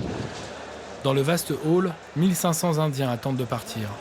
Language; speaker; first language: French; native; French